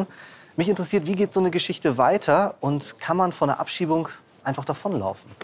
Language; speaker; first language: German; native; German